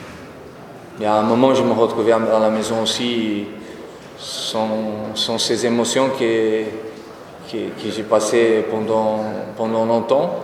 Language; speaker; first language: French; non-native, fluent; Portuguese